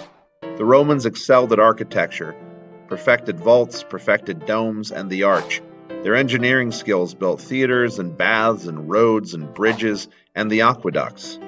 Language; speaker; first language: English; native; English